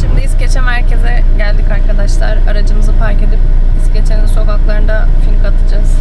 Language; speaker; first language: Turkish; native; Turkish